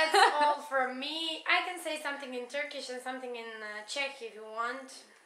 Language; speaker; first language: English; non-native, fluent; Czech